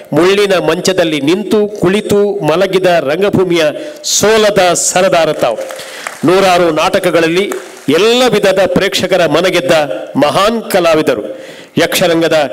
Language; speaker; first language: Kannada; non-native, local second language; Tulu